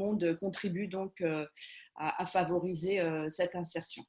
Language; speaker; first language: French; native; French